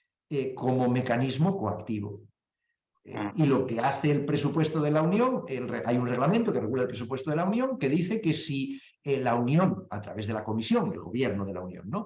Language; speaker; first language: Spanish; native; Spanish